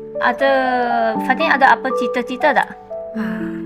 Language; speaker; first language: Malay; non-native, local second language; Chinese